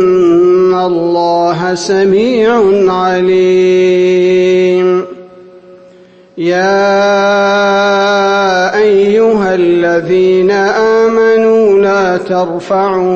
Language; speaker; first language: Arabic; native; Arabic